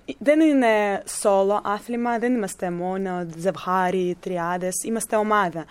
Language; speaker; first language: Greek; non-native, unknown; Ukrainian